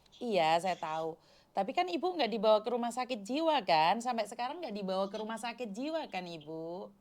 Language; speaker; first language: Indonesian; non-native, local second language; Javanese